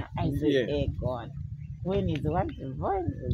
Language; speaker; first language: English; non-native, learner; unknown